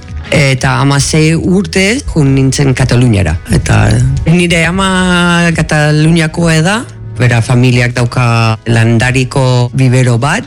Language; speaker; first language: Basque; non-native, learner; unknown